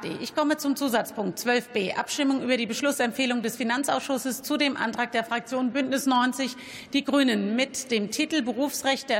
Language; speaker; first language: German; native; German